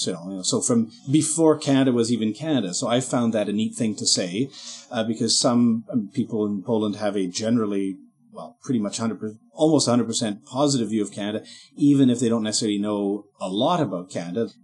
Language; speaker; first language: English; native; English